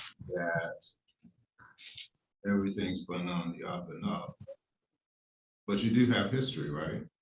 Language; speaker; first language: English; native; English